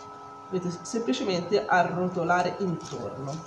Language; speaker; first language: Italian; native; Italian